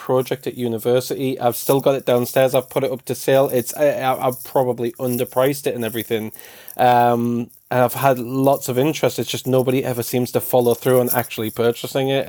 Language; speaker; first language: English; native; English